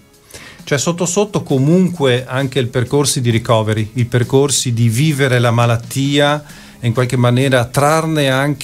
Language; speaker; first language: Italian; native; Italian